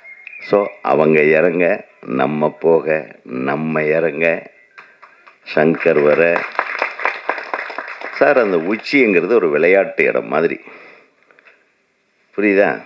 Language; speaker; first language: Tamil; native; Tamil